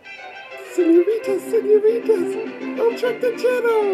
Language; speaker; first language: Spanish; non-native, learner; English